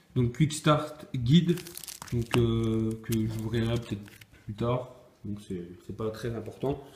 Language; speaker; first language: French; native; French